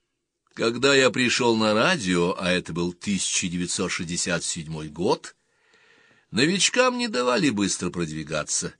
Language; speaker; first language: Russian; native; Russian